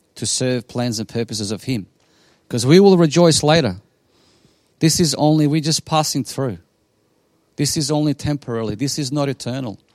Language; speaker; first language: English; non-native, fluent; Bosnian